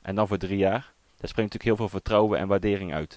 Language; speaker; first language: Dutch; native; Dutch